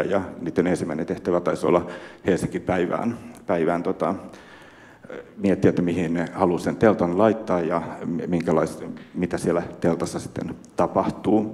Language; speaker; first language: Finnish; native; Finnish